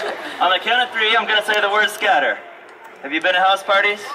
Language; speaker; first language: English; native; English